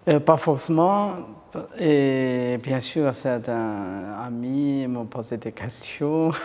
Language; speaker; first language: French; non-native, fluent; Chinese